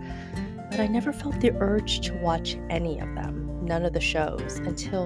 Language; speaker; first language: English; early bilingual, other home language; Chinese